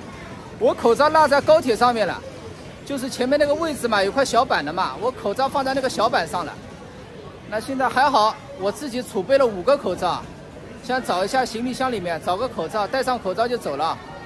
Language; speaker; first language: Chinese; non-native, local second language; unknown